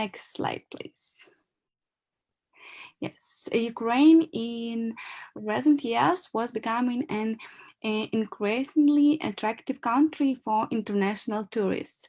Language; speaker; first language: English; non-native, learner; Ukrainian